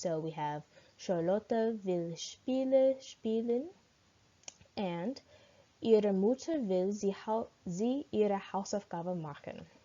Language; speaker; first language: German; non-native, learner; English